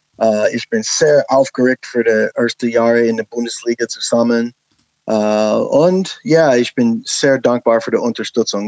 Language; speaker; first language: German; non-native, learner; English